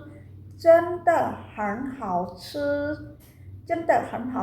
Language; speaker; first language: Chinese; non-native, fluent; Khmer